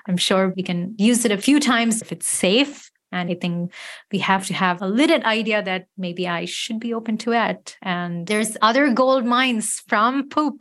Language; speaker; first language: English; non-native, local second language; Tamil